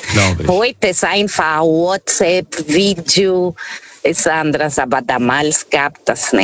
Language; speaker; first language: German; non-native, learner; Portuguese